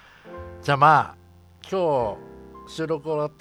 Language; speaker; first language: Japanese; native; Japanese